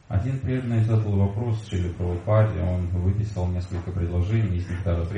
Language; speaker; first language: Russian; native; Russian